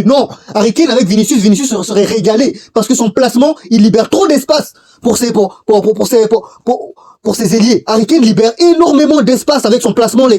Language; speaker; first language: French; native; French